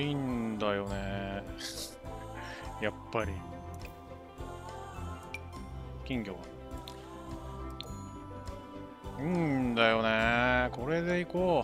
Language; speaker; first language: Japanese; native; Japanese